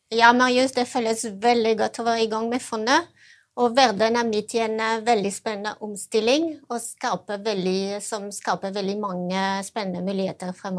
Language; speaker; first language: Norwegian; non-native, fluent; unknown